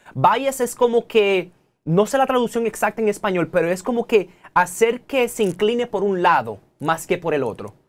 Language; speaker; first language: Spanish; native; Spanish